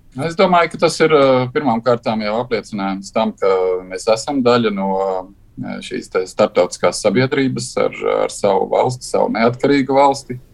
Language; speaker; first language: Latvian; native; Latvian